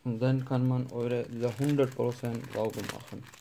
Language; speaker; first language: German; non-native, learner; Urdu